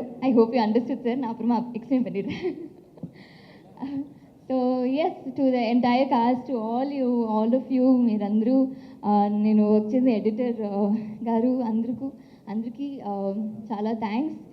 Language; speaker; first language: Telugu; non-native, local second language; Tamil